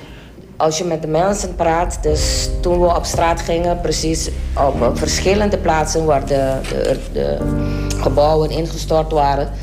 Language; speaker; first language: Dutch; non-native, local second language; Papiamento